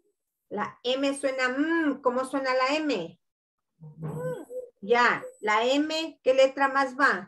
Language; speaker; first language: Spanish; native; Spanish